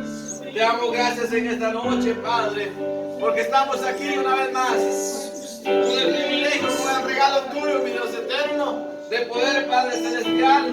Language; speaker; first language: Spanish; native; Spanish